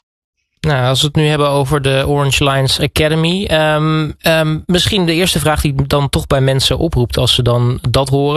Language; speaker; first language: Dutch; native; Dutch